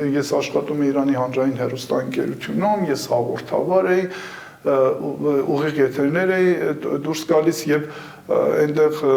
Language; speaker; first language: Armenian; early bilingual, heritage; Armenian